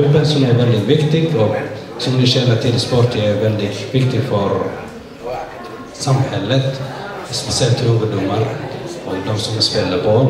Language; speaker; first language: Swedish; non-native, fluent; Somali